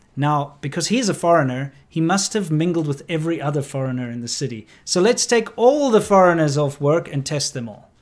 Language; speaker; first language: English; native; English